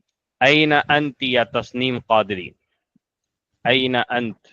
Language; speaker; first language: Arabic; non-native, fluent; Urdu